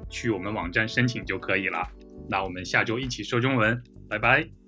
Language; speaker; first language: Chinese; native; Chinese